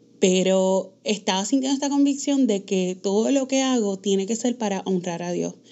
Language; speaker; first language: Spanish; early bilingual, heritage; Spanish